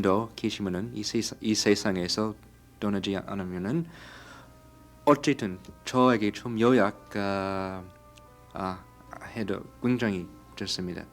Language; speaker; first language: Korean; non-native, fluent; English